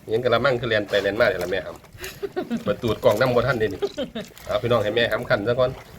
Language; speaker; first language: Thai; native; Thai